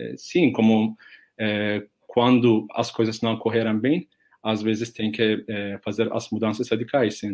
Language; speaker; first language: Portuguese; non-native, fluent; Turkish